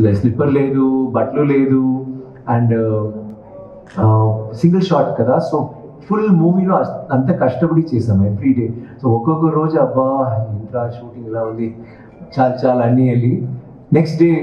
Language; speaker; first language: Telugu; non-native, learner; Tamil